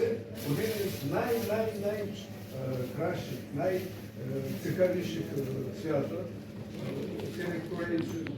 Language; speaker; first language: Ukrainian; non-native, learner; Korean